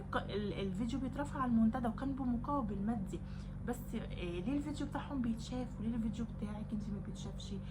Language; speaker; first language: Arabic; native; Arabic